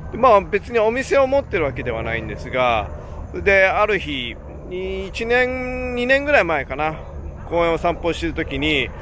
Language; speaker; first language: Japanese; native; Japanese